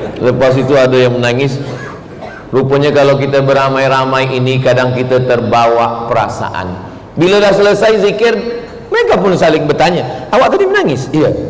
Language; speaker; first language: Malay; native; Malay